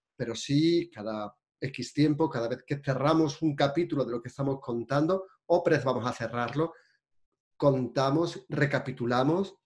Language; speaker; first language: Spanish; native; Spanish